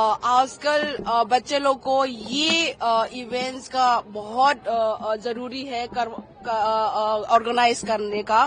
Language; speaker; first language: Hindi; non-native, local second language; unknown